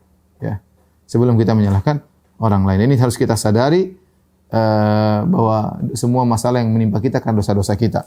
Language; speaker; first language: Indonesian; native; Indonesian